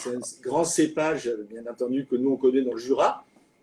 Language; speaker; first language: French; native; French